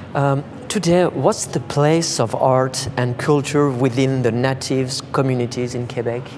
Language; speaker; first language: English; non-native, fluent; French